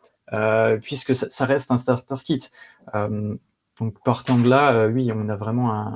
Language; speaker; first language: French; native; French